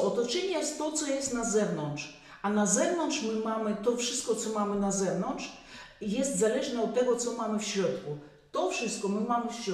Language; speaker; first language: Polish; non-native, fluent; Russian